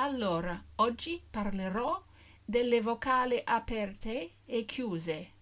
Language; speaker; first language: Italian; non-native, learner; English